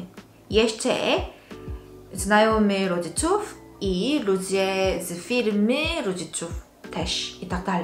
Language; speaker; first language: Polish; non-native, local second language; Korean